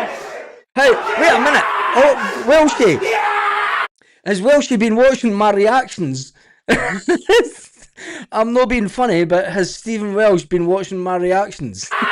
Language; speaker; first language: English; native; English